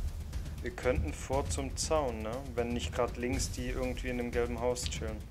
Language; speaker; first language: German; native; German